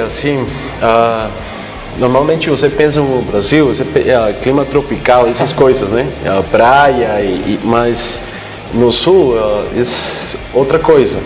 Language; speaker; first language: Portuguese; non-native, fluent; Spanish